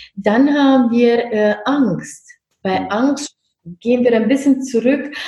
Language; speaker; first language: German; non-native, fluent; Romanian